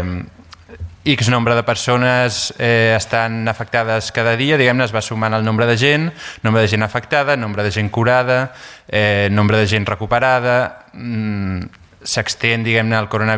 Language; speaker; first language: Catalan; native; Catalan